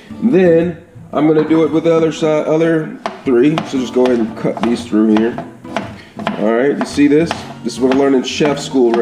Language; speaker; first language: English; native; English